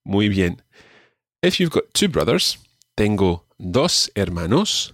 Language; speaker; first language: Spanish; non-native, fluent; English